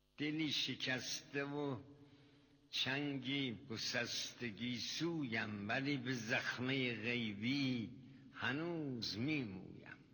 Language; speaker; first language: Persian; non-native, local second language; Azerbaijani